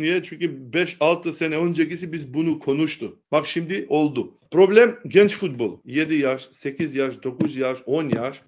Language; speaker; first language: Turkish; non-native, learner; Macedonian